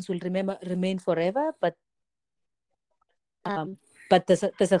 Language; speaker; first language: English; non-native, local second language; Kalenjin